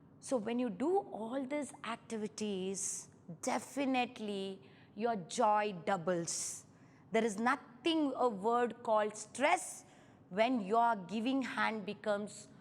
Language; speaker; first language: English; non-native, local second language; Kannada